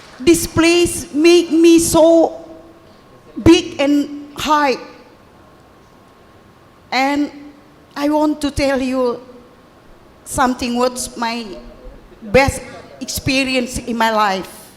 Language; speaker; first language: English; non-native, learner; Indonesian